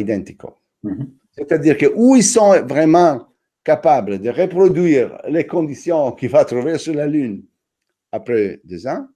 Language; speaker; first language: French; non-native, fluent; Italian